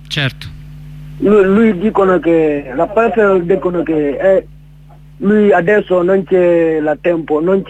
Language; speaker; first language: Italian; non-native, learner; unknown